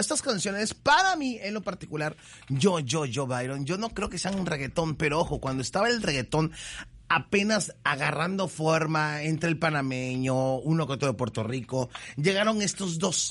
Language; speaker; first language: Spanish; native; Spanish